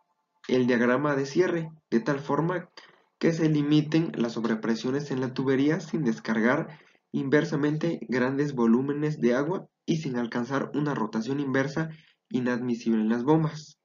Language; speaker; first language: Spanish; native; Spanish